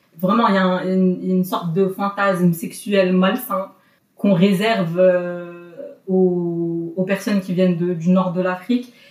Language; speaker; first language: French; non-native, local second language; Arabic